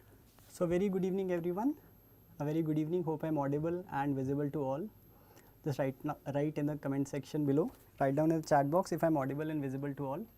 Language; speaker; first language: English; non-native, local second language; Hindi